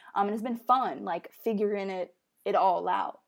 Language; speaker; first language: English; native; English